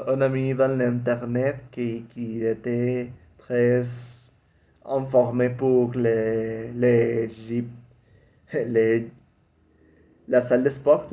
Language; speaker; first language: French; non-native, learner; Spanish